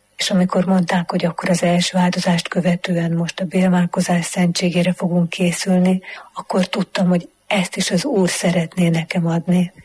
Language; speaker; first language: Hungarian; native; Hungarian